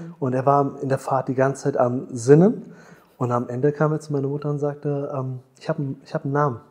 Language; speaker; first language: German; early bilingual, other home language; Tamil